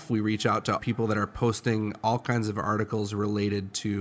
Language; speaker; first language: English; native; English